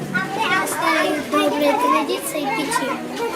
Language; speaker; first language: Russian; early bilingual, heritage; Russian